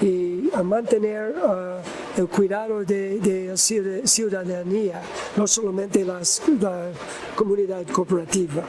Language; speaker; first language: Spanish; non-native, learner; English